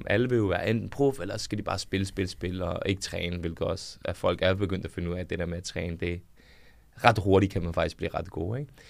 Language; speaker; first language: Danish; early bilingual, other home language; Serbian